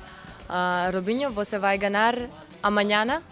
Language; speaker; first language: Portuguese; non-native, learner; Macedonian